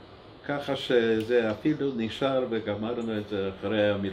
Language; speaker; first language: Hebrew; non-native, fluent; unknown